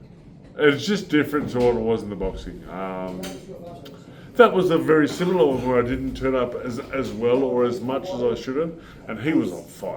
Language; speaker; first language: English; native; English